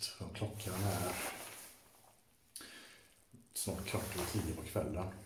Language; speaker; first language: Swedish; native; Swedish